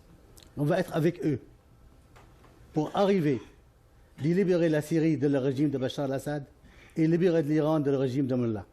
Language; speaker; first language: French; non-native, fluent; Arabic